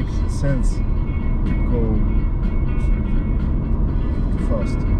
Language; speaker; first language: English; non-native, learner; German